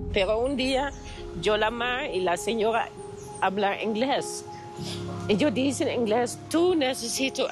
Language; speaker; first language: Spanish; non-native, learner; Dutch